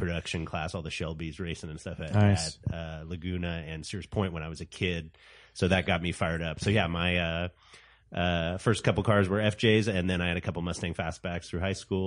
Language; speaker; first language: English; native; English